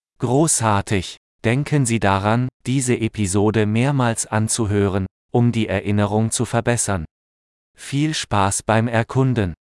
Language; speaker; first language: German; native; German